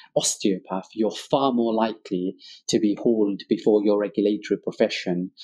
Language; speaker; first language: English; early bilingual, other home language; Bangla